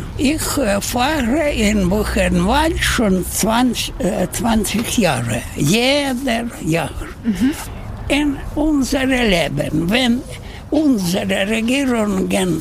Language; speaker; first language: German; non-native, learner; Russian